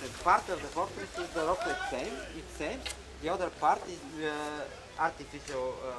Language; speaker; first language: English; non-native, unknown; Bulgarian